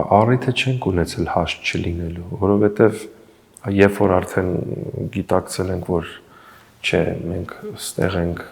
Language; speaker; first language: Armenian; early bilingual, heritage; Armenian